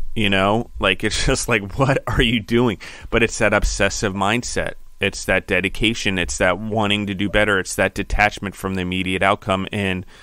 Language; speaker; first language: English; native; English